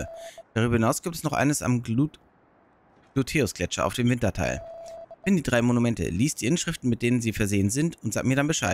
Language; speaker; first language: German; native; German